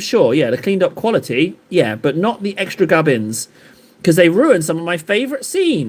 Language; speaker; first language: English; native; English